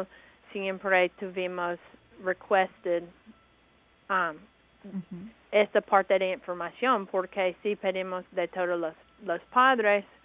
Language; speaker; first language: Spanish; non-native, learner; English